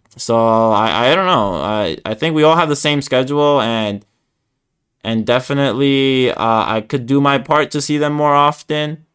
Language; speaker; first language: English; early bilingual, other home language; Spanish